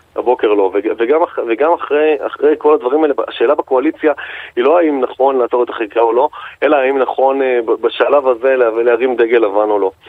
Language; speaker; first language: Hebrew; native; Hebrew